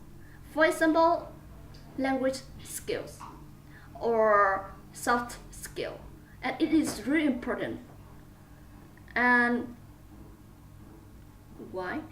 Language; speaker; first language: English; non-native, learner; Vietnamese